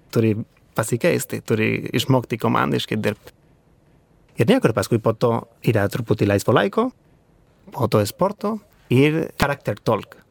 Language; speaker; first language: Lithuanian; non-native, fluent; Spanish